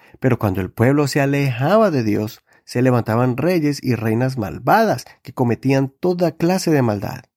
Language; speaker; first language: Spanish; native; Spanish